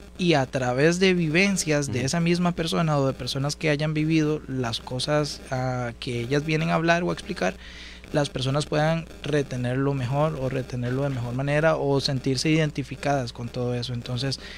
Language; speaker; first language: Spanish; native; Spanish